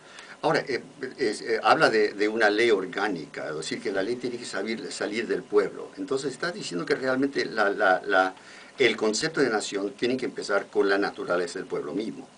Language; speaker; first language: Spanish; non-native, fluent; English